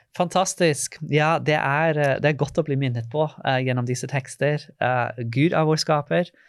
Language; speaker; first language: Norwegian; non-native, fluent; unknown